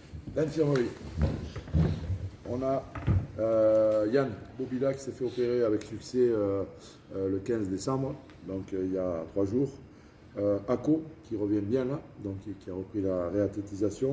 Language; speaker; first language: French; native; French